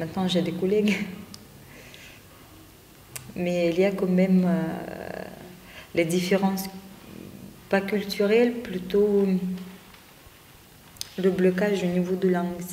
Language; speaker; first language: French; non-native, fluent; Russian